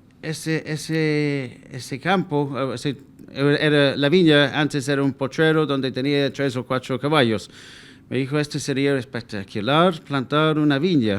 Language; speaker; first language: Spanish; non-native, fluent; English